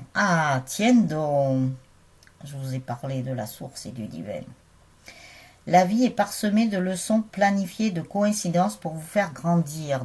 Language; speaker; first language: French; native; French